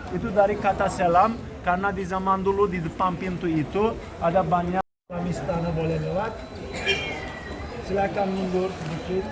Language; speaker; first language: Indonesian; non-native, fluent; Turkish